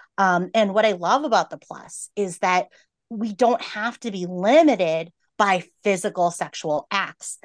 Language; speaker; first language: English; native; English